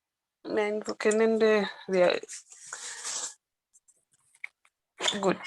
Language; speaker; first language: German; non-native, learner; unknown